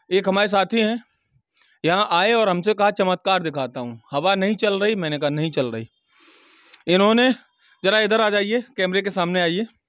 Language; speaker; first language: Hindi; native; Hindi